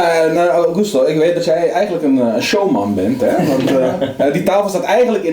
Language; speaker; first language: Dutch; native; Dutch